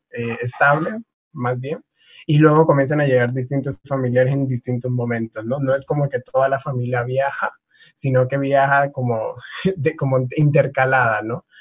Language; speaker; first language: Spanish; native; Spanish